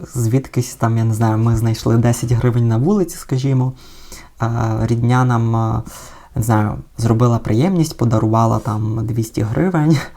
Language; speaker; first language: Ukrainian; non-native, local second language; Russian